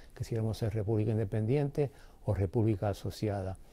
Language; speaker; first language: Spanish; early bilingual, heritage; Spanish